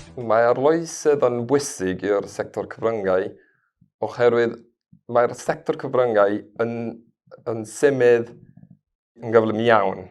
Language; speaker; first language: Welsh; non-native, fluent; Spanish